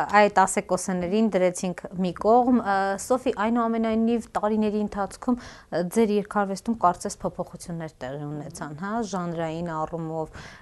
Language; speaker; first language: Armenian; native; Armenian